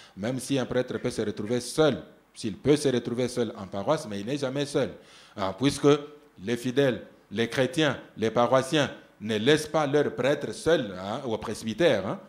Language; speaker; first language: French; non-native, local second language; Luba-Lulua